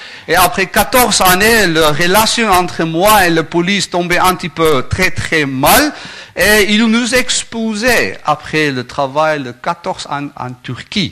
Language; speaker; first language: French; non-native, learner; Afrikaans